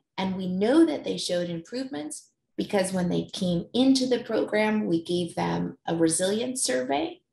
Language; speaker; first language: English; native; English